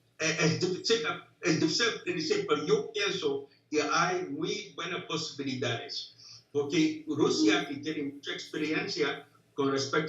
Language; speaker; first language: Spanish; non-native, fluent; English